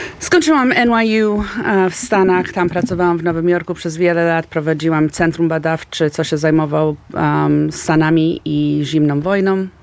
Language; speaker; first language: Polish; early bilingual, heritage; Polish